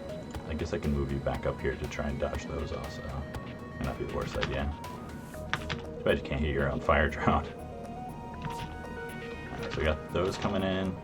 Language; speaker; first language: English; native; English